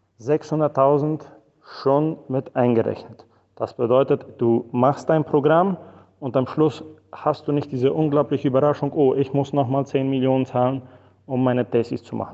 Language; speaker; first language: German; non-native, fluent; Spanish